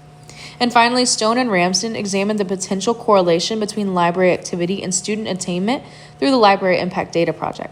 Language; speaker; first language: English; native; English